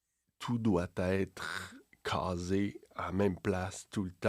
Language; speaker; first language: French; native; French